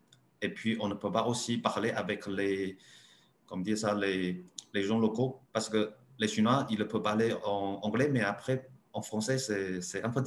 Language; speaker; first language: French; non-native, learner; Chinese